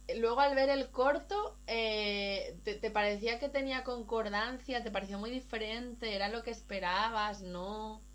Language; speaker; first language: Spanish; native; Spanish